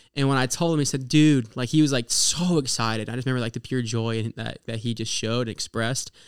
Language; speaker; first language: English; native; English